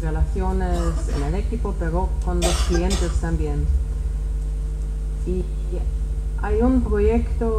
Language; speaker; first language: Spanish; non-native, fluent; Czech